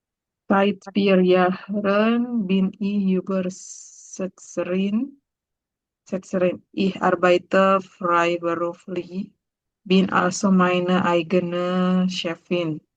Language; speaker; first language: German; non-native, learner; Indonesian